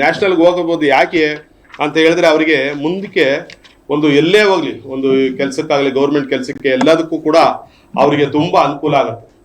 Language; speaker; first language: Kannada; native; Kannada